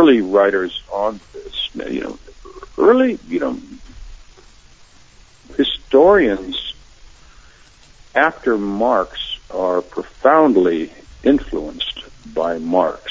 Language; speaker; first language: English; native; English